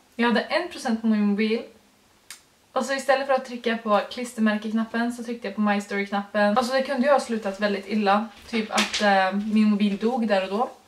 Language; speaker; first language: Swedish; early bilingual, other home language; Norwegian